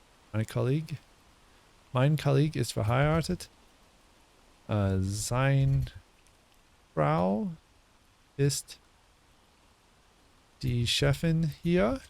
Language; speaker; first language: German; non-native, learner; English